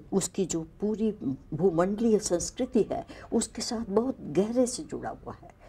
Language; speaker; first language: Urdu; non-native, local second language; Punjabi